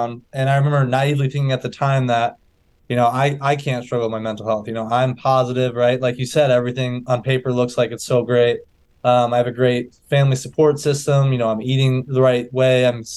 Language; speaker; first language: English; native; English